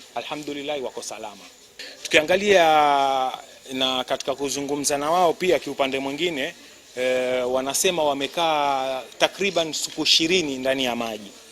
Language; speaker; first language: Swahili; native; Swahili